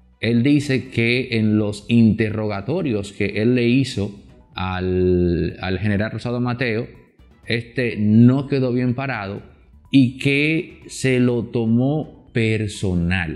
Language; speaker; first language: Spanish; native; Spanish